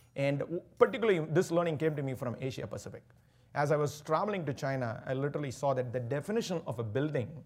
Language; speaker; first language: English; non-native, local second language; Tamil